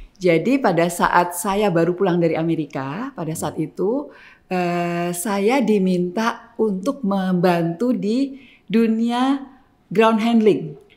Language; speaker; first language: Indonesian; native; Indonesian